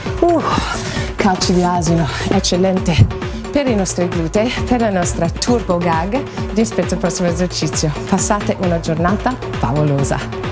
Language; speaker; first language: Italian; non-native, fluent; English